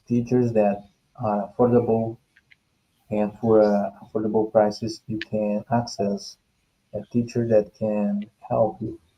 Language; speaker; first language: English; non-native, fluent; Portuguese